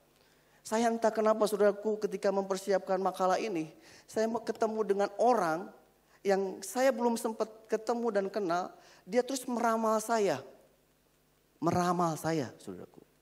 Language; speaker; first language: Indonesian; native; Indonesian